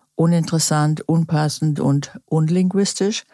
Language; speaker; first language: German; native; German